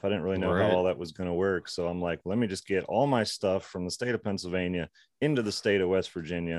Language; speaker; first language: English; native; English